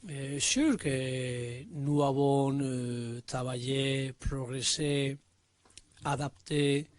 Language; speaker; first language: French; non-native, learner; Spanish